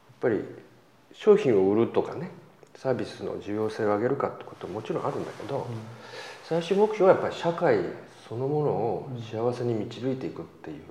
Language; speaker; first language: Japanese; native; Japanese